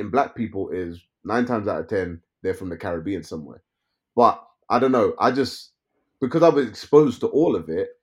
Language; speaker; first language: English; native; English